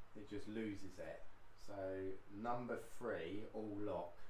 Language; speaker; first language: English; native; English